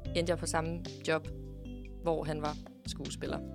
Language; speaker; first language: Danish; native; Danish